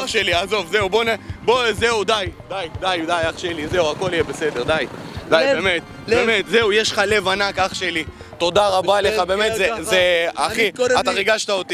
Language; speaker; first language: Hebrew; native; Hebrew